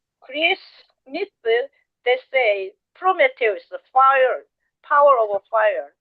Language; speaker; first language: English; non-native, learner; Korean